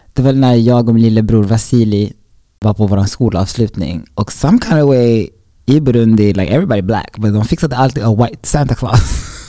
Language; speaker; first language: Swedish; early bilingual, other home language; Rundi